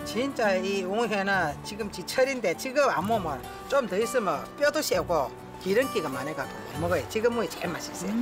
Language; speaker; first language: Korean; native; Korean